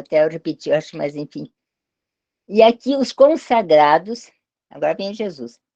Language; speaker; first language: Portuguese; native; Portuguese